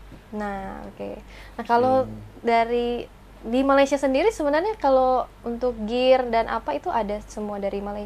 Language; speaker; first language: Indonesian; native; Indonesian